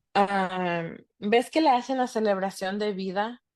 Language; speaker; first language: Spanish; early bilingual, heritage; Spanish